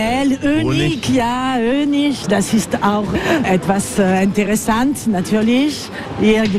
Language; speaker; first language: German; non-native, learner; French